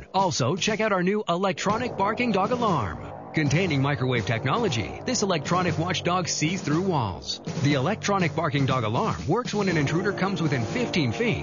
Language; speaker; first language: English; native; English